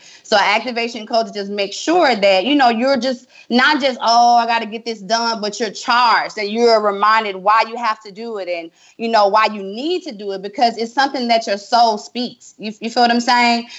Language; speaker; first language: English; native; English